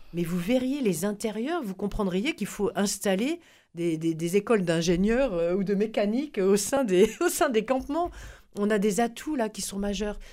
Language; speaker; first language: French; native; French